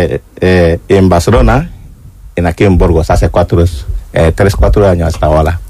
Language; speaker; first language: Spanish; non-native, learner; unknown